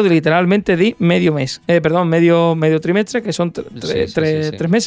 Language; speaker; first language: Spanish; native; Spanish